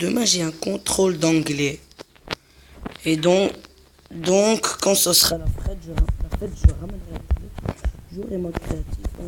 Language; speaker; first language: French; non-native, local second language; Arabic